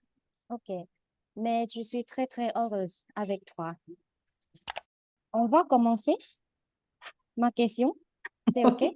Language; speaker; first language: French; non-native, learner; Korean